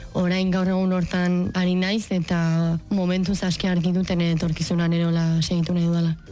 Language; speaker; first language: Basque; native; Basque